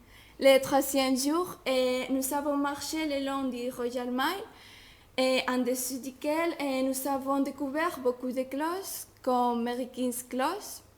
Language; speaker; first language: French; non-native, learner; Spanish